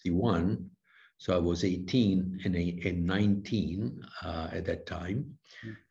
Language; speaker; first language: English; non-native, fluent; Italian